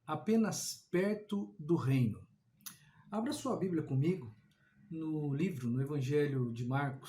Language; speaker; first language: Portuguese; native; Portuguese